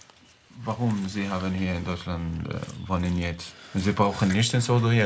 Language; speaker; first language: German; non-native, learner; Arabic